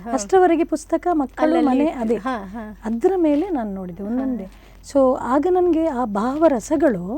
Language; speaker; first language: Kannada; non-native, local second language; Konkani